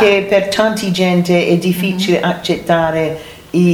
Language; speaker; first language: Italian; non-native, learner; English